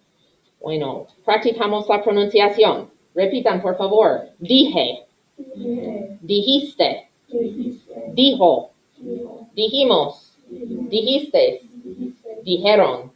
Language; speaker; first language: Spanish; non-native, fluent; English